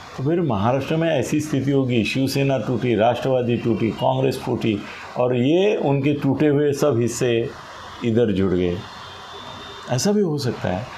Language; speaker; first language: Hindi; non-native, local second language; Marathi